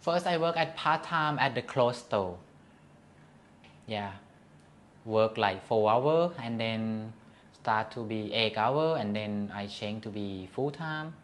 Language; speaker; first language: English; non-native, learner; Thai